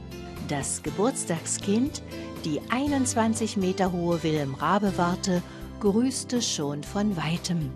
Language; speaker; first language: German; native; German